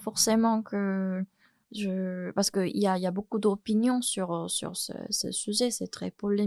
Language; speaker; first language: French; non-native, fluent; Chinese